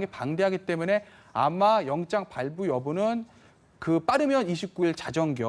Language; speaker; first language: Korean; native; Korean